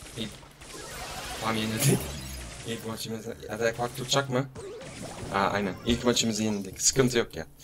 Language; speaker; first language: Turkish; early bilingual, heritage; Turkish